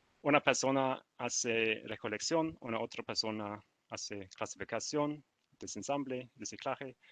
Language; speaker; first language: Spanish; non-native, learner; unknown